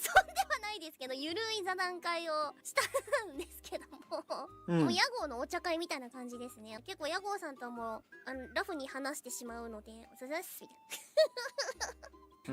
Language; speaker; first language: Japanese; native; Japanese